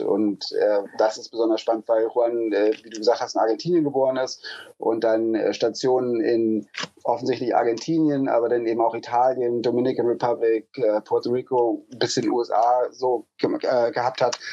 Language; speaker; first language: German; native; German